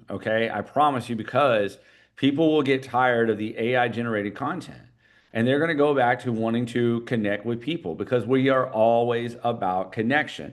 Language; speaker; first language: English; native; English